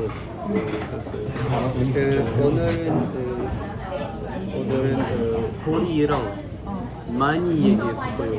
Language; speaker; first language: Korean; non-native, learner; French